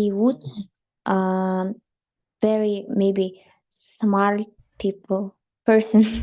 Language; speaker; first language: English; non-native, learner; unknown